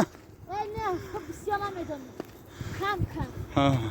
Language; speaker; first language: Persian; non-native, local second language; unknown